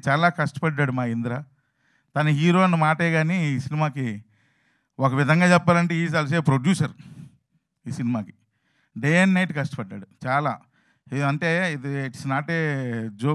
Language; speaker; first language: Telugu; native; Telugu